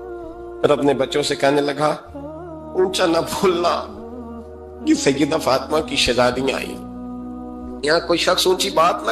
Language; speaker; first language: Urdu; native; Urdu